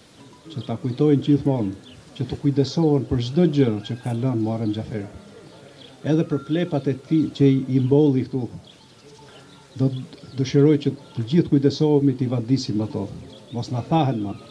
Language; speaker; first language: Albanian; native; Albanian